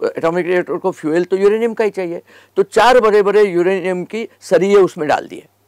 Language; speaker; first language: Hindi; native; Hindi